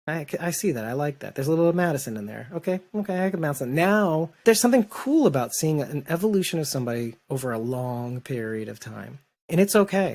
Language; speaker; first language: English; native; English